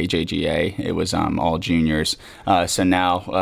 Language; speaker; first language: English; native; English